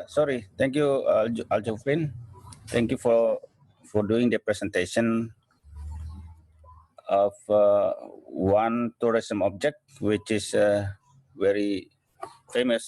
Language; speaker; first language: English; non-native, fluent; Indonesian